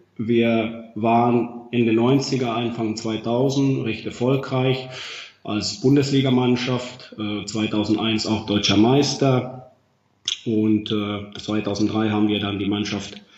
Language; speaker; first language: German; non-native, fluent; Finnish